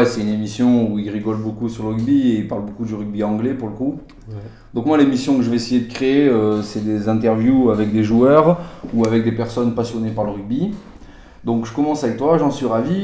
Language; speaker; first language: French; native; French